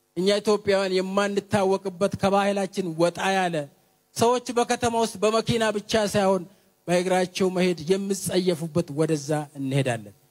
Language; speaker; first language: Amharic; non-native, local second language; Oromo